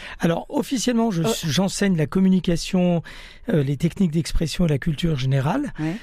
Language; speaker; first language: French; early bilingual, other home language; Italian